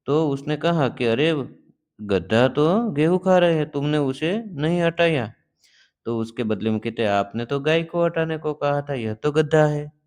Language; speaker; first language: Hindi; non-native, local second language; Gujarati